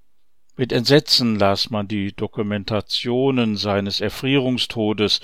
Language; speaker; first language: German; native; German